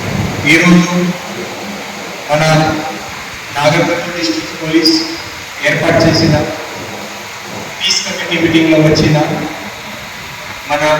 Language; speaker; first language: Telugu; non-native, fluent; Marathi